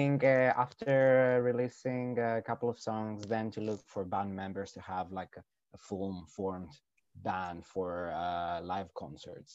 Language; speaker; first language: English; non-native, fluent; Greek